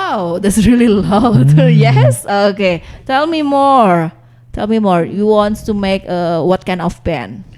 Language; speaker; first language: English; non-native, learner; Indonesian